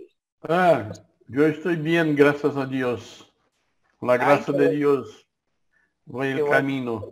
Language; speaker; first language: Spanish; non-native, learner; Portuguese